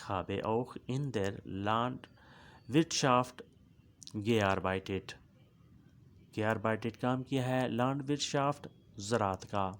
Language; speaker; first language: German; non-native, learner; Urdu